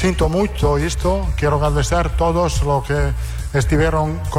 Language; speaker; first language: Portuguese; non-native, learner; Italian